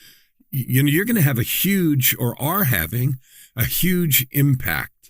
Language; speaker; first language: English; native; English